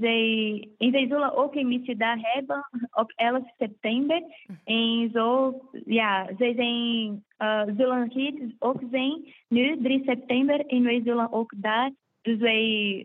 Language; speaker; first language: Dutch; non-native, fluent; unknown